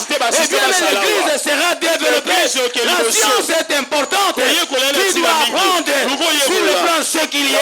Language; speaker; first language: French; non-native, local second language; Lingala